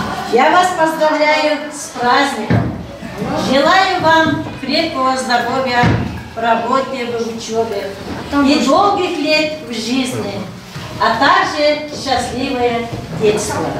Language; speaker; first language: Russian; non-native, local second language; Kyrgyz